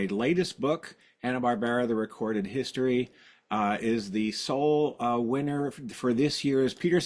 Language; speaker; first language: English; native; English